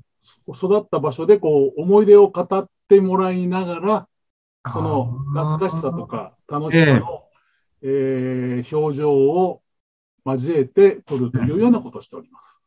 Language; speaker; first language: Japanese; native; Japanese